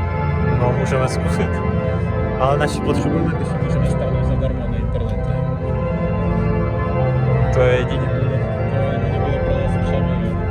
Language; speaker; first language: Czech; non-native, fluent; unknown